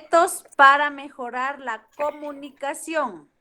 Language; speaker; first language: Spanish; native; Spanish